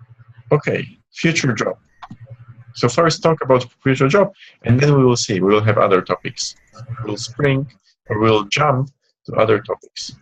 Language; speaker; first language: English; non-native, fluent; Polish